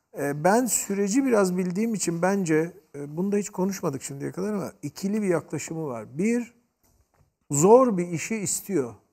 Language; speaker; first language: Turkish; native; Turkish